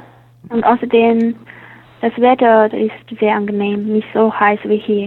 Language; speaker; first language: German; non-native, learner; Chinese